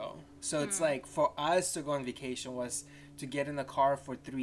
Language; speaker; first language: English; non-native, fluent; Lithuanian